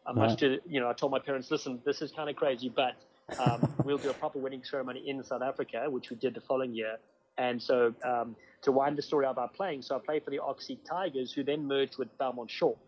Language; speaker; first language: English; native; English